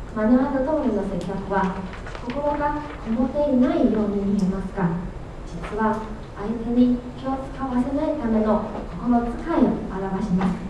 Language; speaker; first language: Japanese; non-native, fluent; Chinese